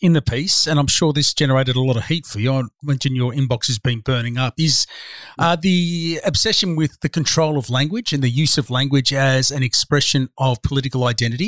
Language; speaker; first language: English; native; English